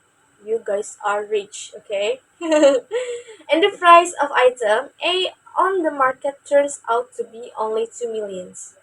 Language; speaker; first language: English; non-native, learner; Indonesian